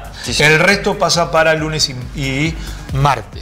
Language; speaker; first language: Spanish; native; Spanish